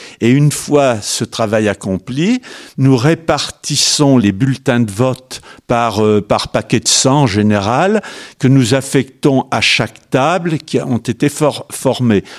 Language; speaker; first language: French; native; French